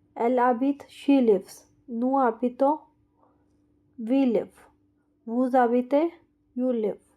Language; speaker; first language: French; non-native, fluent; Hindi